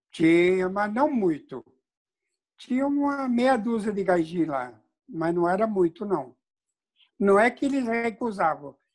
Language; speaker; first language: Portuguese; native; Portuguese